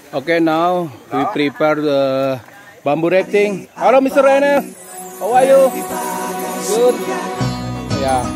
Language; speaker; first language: English; non-native, learner; Indonesian